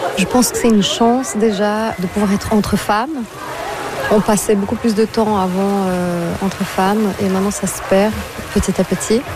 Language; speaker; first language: French; non-native, fluent; Portuguese